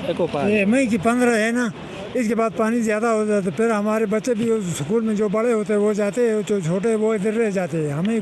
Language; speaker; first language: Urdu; non-native, local second language; Shina